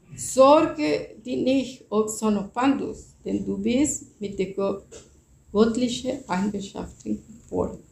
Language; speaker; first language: German; non-native, fluent; Spanish